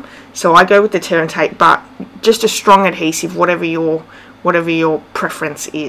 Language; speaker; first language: English; native; English